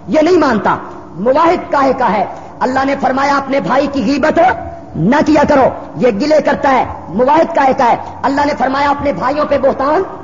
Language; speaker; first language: Urdu; non-native, local second language; Punjabi